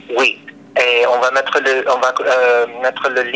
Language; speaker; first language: French; non-native, fluent; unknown